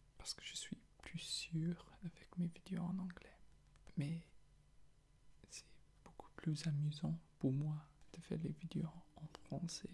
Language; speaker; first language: French; non-native, fluent; English